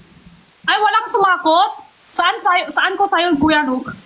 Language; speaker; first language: Filipino; non-native, learner; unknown